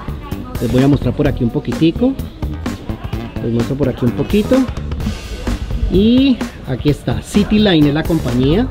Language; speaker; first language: Spanish; native; Spanish